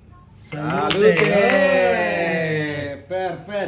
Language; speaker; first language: Italian; non-native, fluent; Indonesian